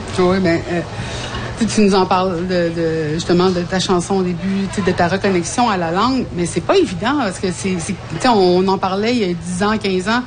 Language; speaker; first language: French; native; French